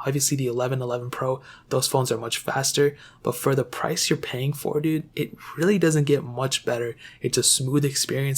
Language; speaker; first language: English; native; English